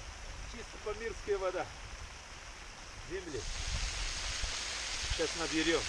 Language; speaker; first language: Russian; non-native, local second language; Uzbek